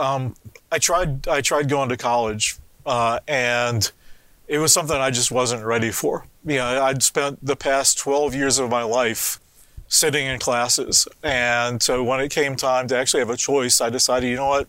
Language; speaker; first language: English; native; English